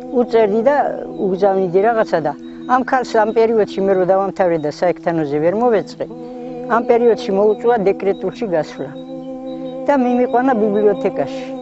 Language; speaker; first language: Georgian; native; Georgian